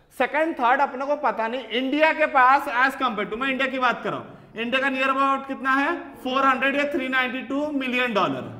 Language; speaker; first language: Hindi; native; Hindi